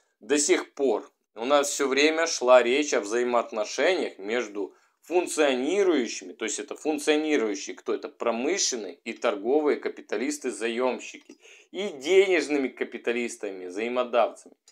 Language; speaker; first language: Russian; native; Russian